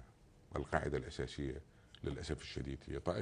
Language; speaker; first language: Arabic; native; Arabic